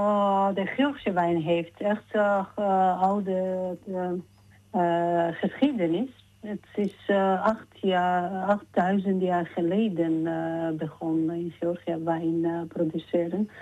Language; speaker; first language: Dutch; non-native, learner; Georgian